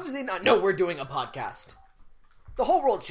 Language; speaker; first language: English; native; English